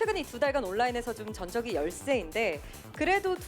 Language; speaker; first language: Korean; native; Korean